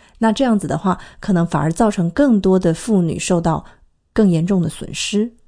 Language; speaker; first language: Chinese; native; Chinese